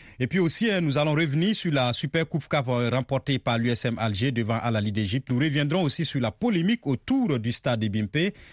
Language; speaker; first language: French; non-native, local second language; Mossi